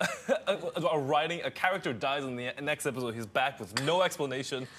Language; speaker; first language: English; native; English